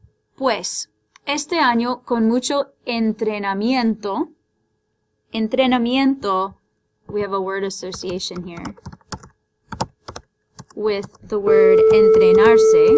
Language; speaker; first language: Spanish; non-native, fluent; English